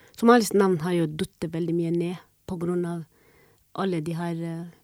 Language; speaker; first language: Norwegian; non-native, fluent; Somali